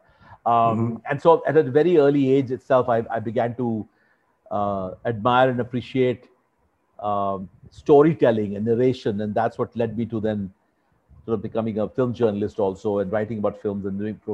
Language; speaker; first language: English; non-native, local second language; Hindi